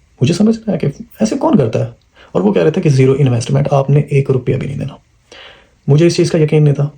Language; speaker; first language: Urdu; non-native, local second language; Punjabi